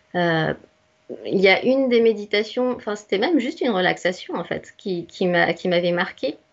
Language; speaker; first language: French; native; French